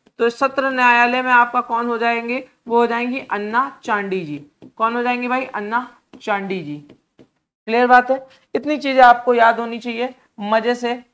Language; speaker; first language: Hindi; native; Hindi